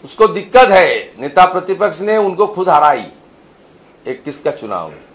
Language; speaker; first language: Hindi; non-native, local second language; Bangla